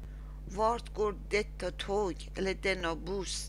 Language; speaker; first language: Swedish; non-native, learner; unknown